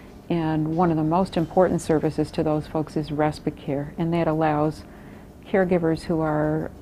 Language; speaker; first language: English; native; English